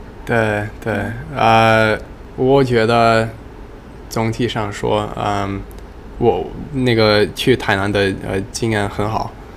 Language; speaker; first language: Chinese; non-native, learner; English